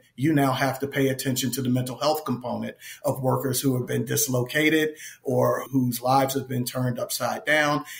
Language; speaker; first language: English; native; English